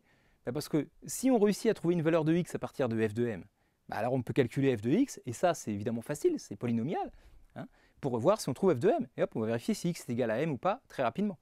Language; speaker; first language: French; native; French